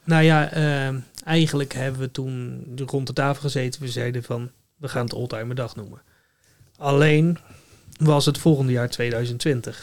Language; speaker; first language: Dutch; native; Dutch